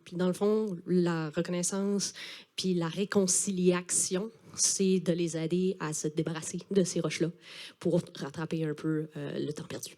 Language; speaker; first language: French; native; French